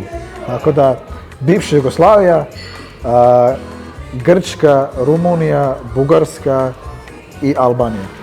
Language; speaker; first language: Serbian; early bilingual, heritage; Serbian